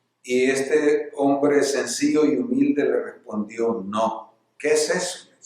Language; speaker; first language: Spanish; native; Spanish